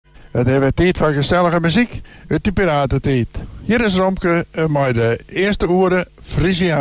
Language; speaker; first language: Dutch; non-native, local second language; Western Frisian